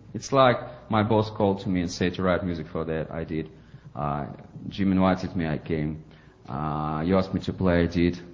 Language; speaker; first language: English; non-native, fluent; Ukrainian